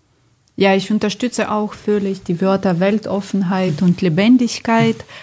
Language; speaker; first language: German; non-native, fluent; Ukrainian